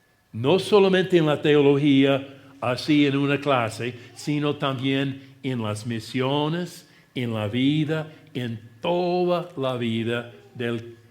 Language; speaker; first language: Spanish; non-native, fluent; English